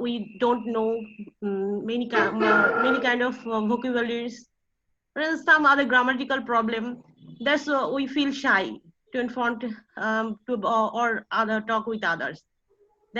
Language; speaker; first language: English; non-native, learner; Bangla